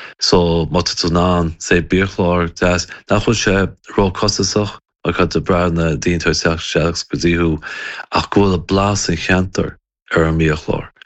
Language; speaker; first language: Irish; native; Irish